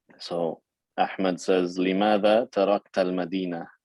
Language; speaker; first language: Arabic; non-native, fluent; English